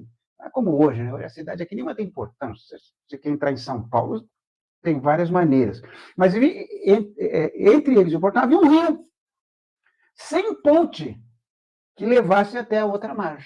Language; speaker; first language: Portuguese; native; Portuguese